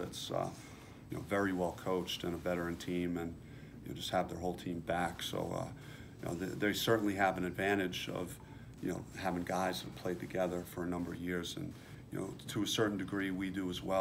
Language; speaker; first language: English; native; English